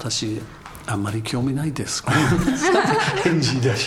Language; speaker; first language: Japanese; non-native, learner; English